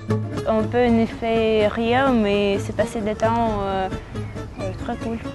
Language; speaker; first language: French; non-native, learner; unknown